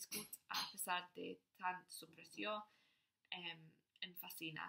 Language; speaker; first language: Catalan; non-native, learner; English